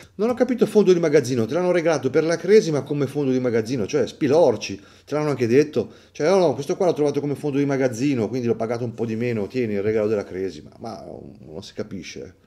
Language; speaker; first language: Italian; native; Italian